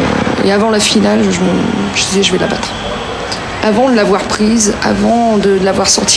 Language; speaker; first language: French; native; French